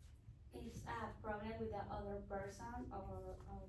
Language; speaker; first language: English; non-native, learner; Spanish